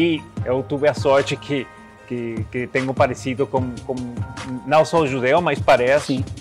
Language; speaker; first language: Portuguese; non-native, learner; Spanish